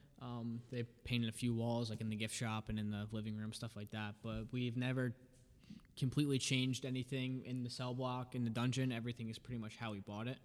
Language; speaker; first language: English; native; English